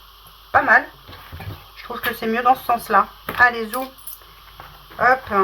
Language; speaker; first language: French; native; French